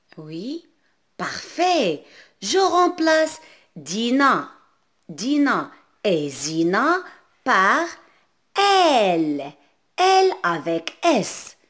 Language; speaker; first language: French; non-native, local second language; Arabic